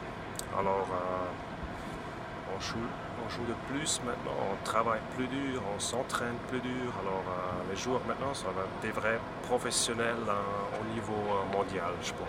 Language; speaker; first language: French; non-native, local second language; German